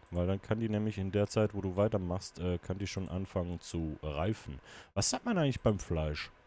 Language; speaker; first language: German; native; German